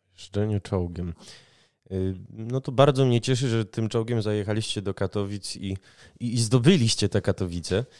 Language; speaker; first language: Polish; native; Polish